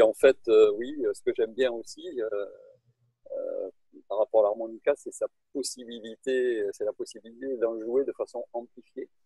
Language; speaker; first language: French; native; French